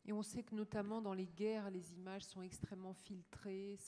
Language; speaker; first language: French; native; French